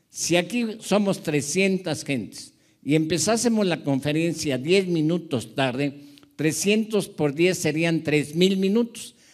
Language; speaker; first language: Spanish; early bilingual, other home language; Japanese